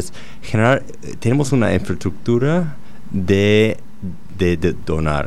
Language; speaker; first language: Spanish; non-native, fluent; English